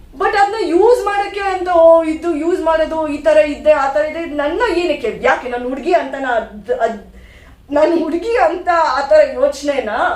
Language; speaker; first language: Kannada; non-native, learner; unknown